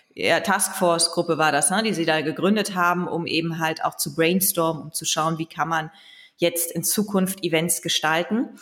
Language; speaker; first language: German; native; German